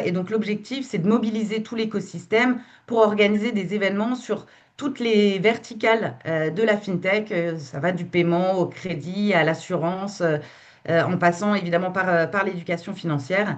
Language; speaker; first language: French; native; French